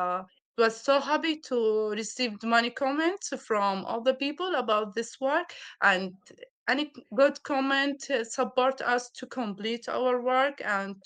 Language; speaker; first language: English; non-native, learner; Arabic